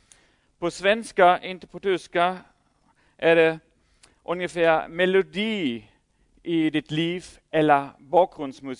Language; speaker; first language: Swedish; non-native, fluent; German